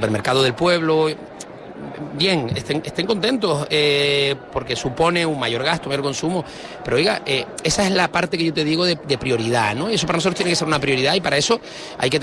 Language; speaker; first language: Spanish; native; Spanish